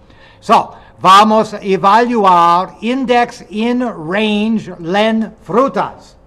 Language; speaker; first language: Spanish; non-native, fluent; English